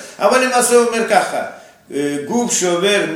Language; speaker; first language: Hebrew; non-native, fluent; Russian